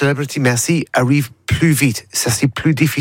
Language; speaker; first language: French; non-native, learner; English